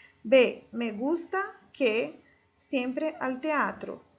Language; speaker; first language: Spanish; non-native, fluent; Portuguese